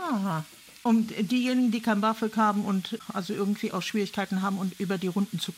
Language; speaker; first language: German; native; German